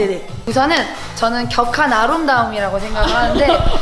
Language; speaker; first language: Korean; native; Korean